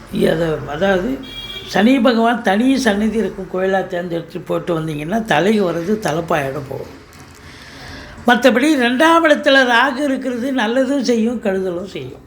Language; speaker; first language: Tamil; native; Tamil